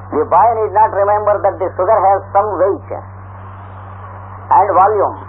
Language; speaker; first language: English; non-native, local second language; Telugu